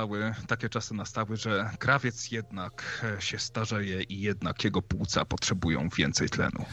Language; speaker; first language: Polish; native; Polish